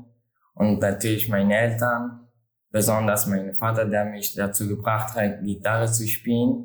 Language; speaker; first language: German; non-native, learner; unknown